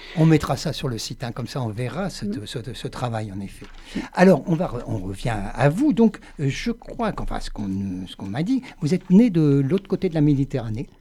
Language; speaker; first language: French; native; French